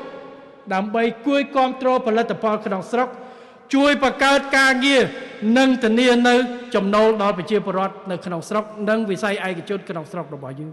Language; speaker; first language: Khmer; native; Khmer